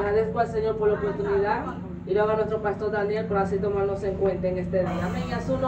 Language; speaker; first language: Spanish; native; Spanish